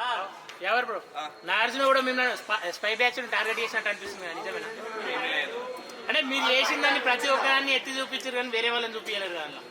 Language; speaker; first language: Telugu; native; Telugu